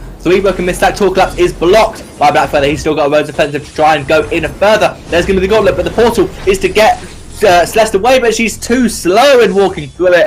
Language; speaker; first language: English; native; English